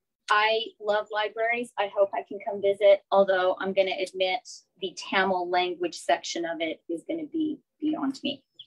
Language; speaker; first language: English; native; English